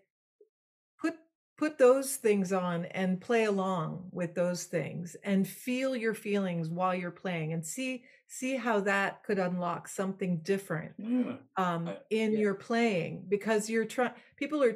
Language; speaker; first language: English; non-native, fluent; French